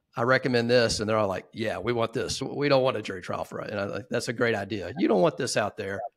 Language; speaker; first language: English; native; English